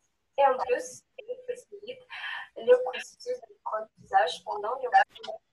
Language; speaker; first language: French; non-native, learner; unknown